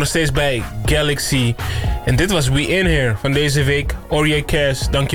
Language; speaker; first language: Dutch; native; Dutch